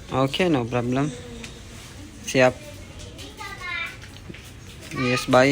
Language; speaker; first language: English; non-native, learner; Urdu